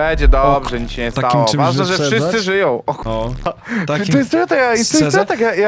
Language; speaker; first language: Polish; native; Polish